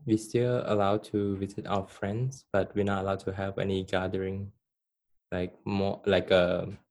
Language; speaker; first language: English; non-native, fluent; Khmer